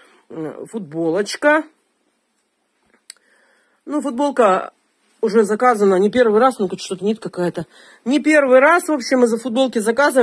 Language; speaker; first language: Russian; native; Russian